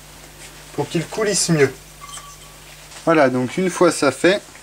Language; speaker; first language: French; native; French